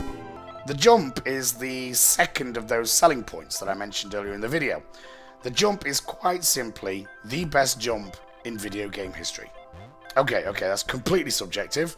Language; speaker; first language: English; native; English